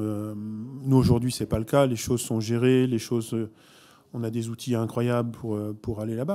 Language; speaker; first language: French; native; French